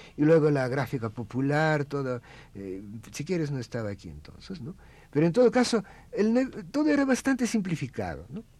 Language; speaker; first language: Spanish; non-native, fluent; Russian